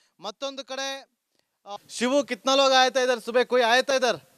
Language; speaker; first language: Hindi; non-native, local second language; Kannada